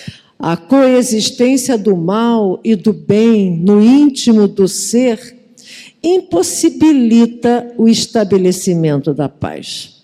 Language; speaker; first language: Portuguese; native; Portuguese